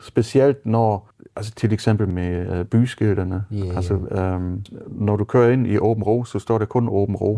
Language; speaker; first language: Danish; non-native, fluent; German